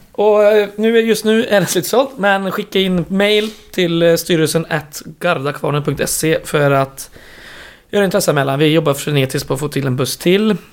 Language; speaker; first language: Swedish; native; Swedish